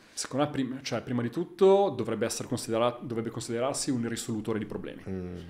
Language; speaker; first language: Italian; native; Italian